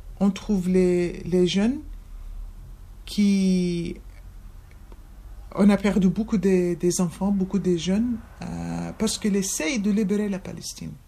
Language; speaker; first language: French; non-native, fluent; Arabic